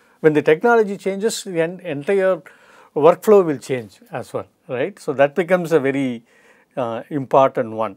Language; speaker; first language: English; non-native, local second language; Tamil